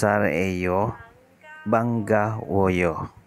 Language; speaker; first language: Korean; non-native, learner; Indonesian